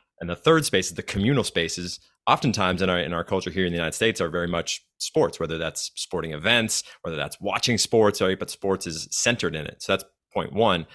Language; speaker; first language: English; native; English